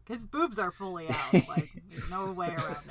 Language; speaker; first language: English; native; English